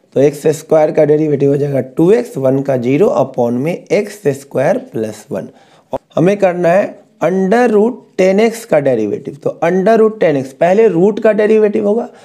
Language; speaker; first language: Hindi; native; Hindi